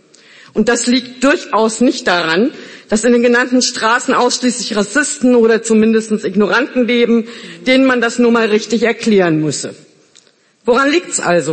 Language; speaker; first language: German; native; German